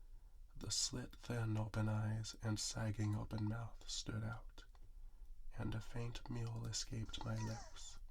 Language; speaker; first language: English; native; English